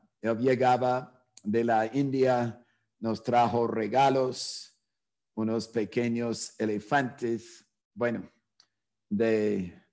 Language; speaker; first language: Spanish; non-native, fluent; English